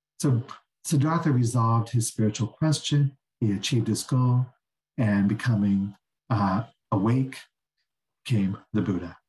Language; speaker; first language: English; native; English